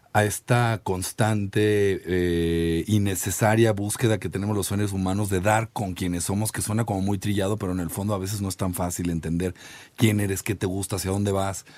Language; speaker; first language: Spanish; native; Spanish